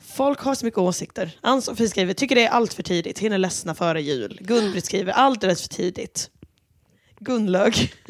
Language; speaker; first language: Swedish; native; Swedish